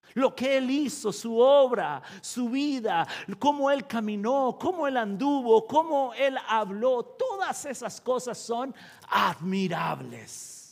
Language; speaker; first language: Spanish; native; Spanish